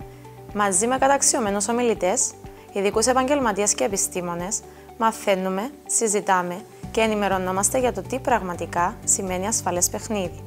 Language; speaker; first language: Greek; native; Greek